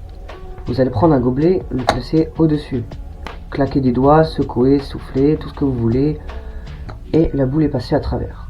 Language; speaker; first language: French; native; French